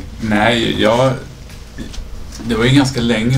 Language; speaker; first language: Swedish; native; Swedish